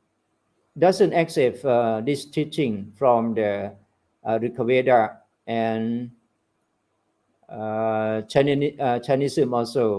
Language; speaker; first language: English; non-native, fluent; Thai